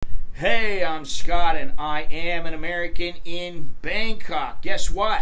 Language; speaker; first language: English; native; English